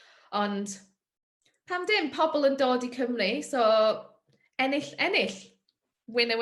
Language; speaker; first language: Welsh; non-native, learner; English